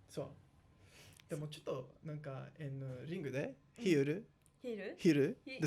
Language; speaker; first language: Japanese; non-native, learner; English